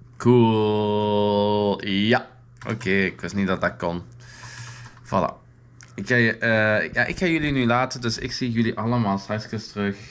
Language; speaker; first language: Dutch; native; Dutch